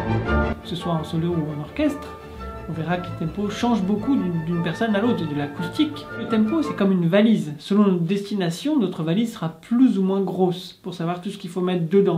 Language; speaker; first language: French; native; French